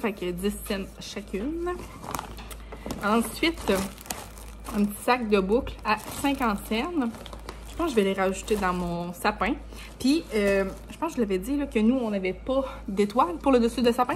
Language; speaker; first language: French; native; French